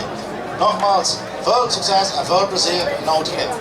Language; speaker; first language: Dutch; native; Dutch